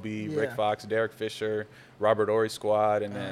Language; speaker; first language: English; native; English